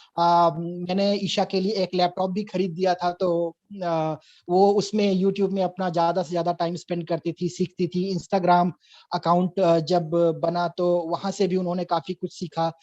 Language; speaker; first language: Hindi; native; Hindi